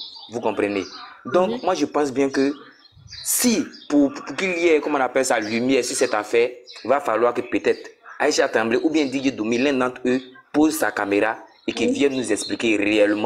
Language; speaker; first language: French; non-native, local second language; Dyula